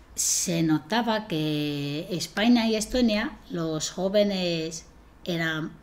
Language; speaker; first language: Spanish; non-native, fluent; Estonian